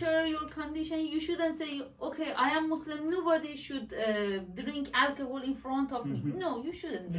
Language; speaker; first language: English; non-native, learner; Persian